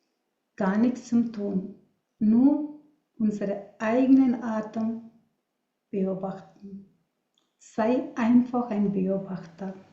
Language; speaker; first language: German; non-native, learner; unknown